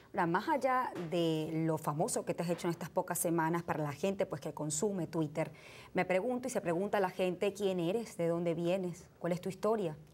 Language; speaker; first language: Spanish; native; Spanish